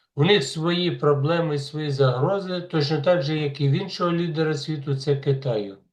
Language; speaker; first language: Ukrainian; native; Ukrainian